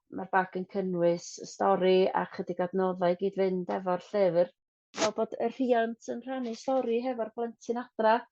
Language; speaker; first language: Welsh; non-native, local second language; English